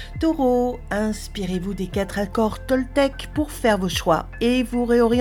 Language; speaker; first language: French; native; French